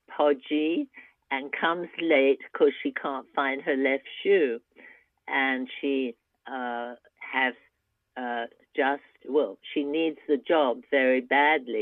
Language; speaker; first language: English; native; English